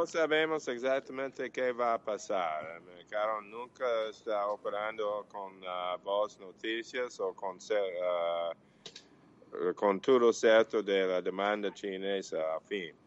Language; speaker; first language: Portuguese; non-native, learner; English